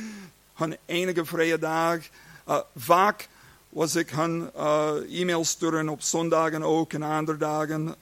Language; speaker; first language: Dutch; non-native, learner; English